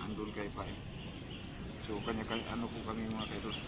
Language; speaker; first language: Filipino; non-native, local second language; Cebuano